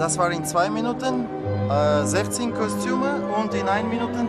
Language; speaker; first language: German; non-native, learner; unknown